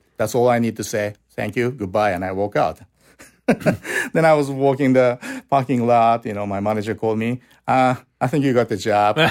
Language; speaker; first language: English; non-native, fluent; Japanese